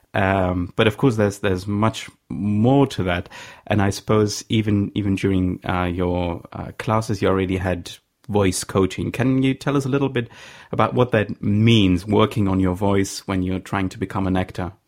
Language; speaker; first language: English; non-native, fluent; German